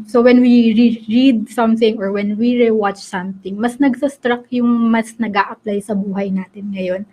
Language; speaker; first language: Filipino; native; Filipino